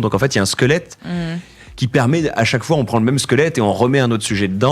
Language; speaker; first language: French; native; French